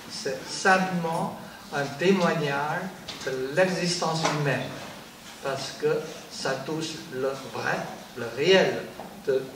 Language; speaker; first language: French; non-native, fluent; Chinese